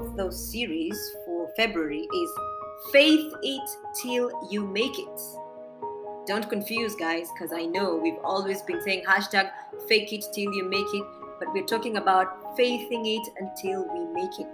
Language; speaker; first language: English; non-native, local second language; Embu